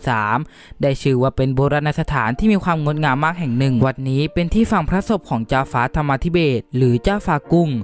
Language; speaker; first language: Thai; native; Thai